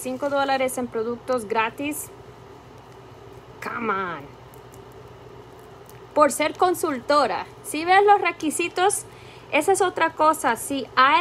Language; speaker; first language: Spanish; early bilingual, heritage; Spanish